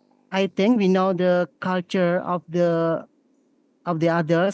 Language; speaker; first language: English; non-native, learner; Indonesian